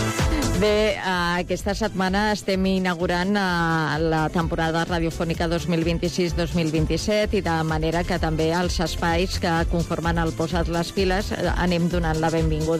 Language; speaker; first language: Catalan; native; Catalan